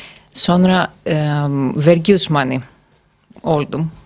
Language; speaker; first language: Turkish; non-native, fluent; Greek